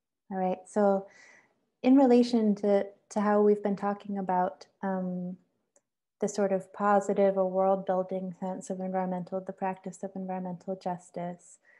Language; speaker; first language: English; native; English